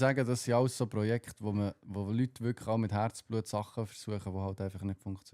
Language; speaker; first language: German; native; German